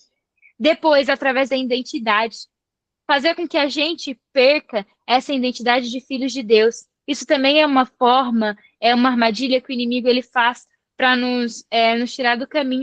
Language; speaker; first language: Portuguese; native; Portuguese